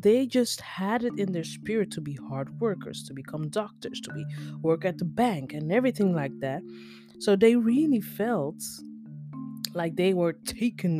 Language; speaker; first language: English; non-native, fluent; Dutch